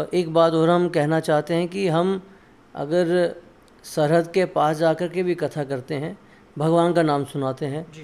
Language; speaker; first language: Hindi; native; Hindi